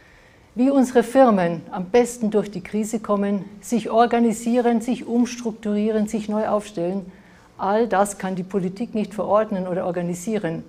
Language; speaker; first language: German; native; German